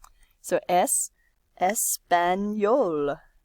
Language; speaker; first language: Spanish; non-native, fluent; English